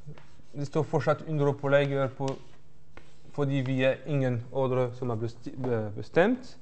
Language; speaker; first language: Norwegian; non-native, fluent; French